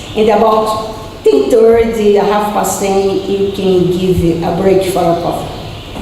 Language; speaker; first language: English; non-native, fluent; Portuguese